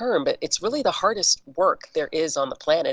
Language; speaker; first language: English; native; English